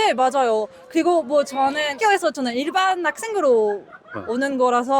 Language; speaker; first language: Korean; non-native, learner; French